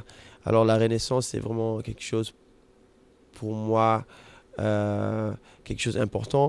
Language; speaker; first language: French; non-native, fluent; German